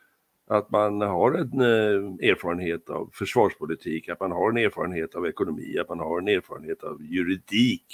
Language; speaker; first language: Swedish; native; Swedish